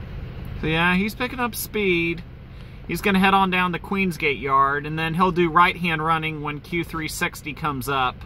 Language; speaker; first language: English; native; English